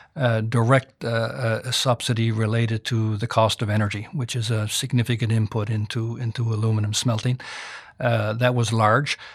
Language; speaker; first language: English; native; English